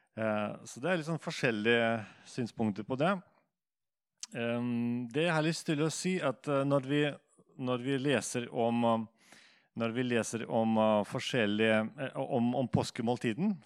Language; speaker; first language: Norwegian; non-native, fluent; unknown